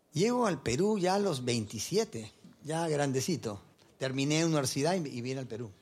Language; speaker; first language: Spanish; early bilingual, heritage; Spanish